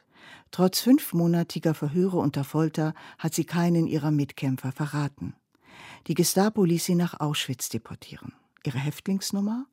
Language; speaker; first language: German; native; German